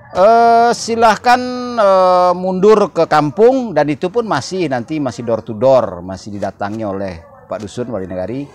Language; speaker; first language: Indonesian; non-native, local second language; Minangkabau